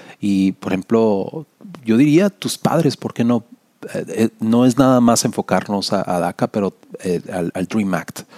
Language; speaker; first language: Spanish; native; Spanish